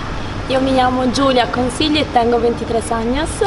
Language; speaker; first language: Spanish; non-native, learner; Italian